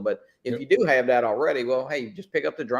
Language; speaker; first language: English; native; English